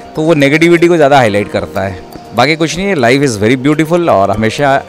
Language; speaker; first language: Hindi; native; Hindi